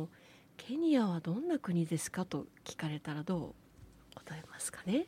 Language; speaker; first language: Japanese; native; Japanese